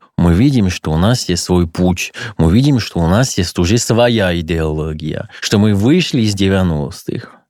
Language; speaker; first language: Russian; non-native, fluent; French